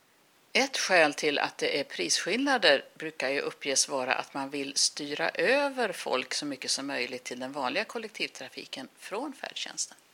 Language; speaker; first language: Swedish; native; Swedish